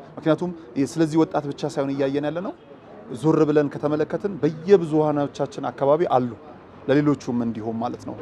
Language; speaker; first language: Amharic; native; Amharic